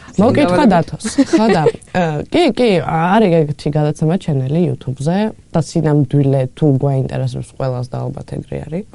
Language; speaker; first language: Georgian; native; Georgian